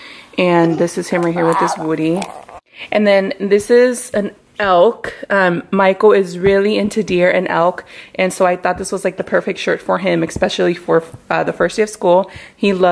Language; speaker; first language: English; early bilingual, other home language; Spanish